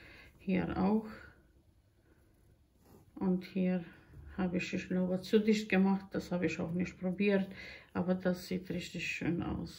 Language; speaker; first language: German; non-native, fluent; Croatian